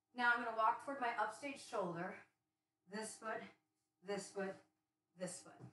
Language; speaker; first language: English; native; English